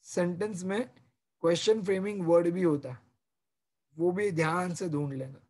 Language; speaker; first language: Hindi; non-native, local second language; Marathi